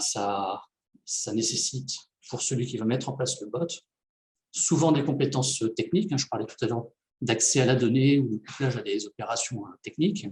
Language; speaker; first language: French; native; French